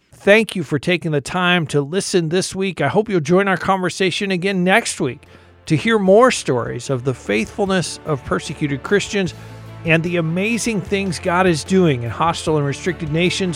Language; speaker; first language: English; native; English